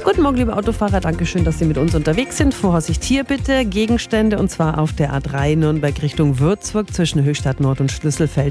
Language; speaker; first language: German; native; German